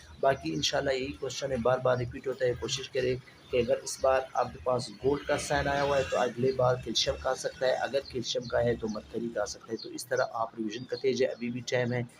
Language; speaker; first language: Urdu; non-native, local second language; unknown